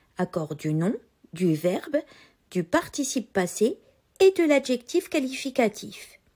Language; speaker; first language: French; native; French